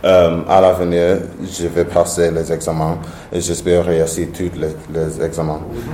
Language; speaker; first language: French; non-native, learner; English